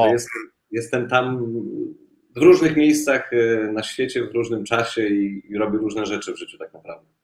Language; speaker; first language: Polish; native; Polish